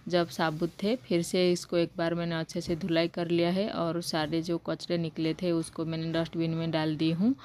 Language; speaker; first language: Hindi; non-native, local second language; Odia